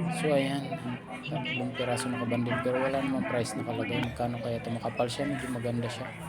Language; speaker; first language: Filipino; native; Filipino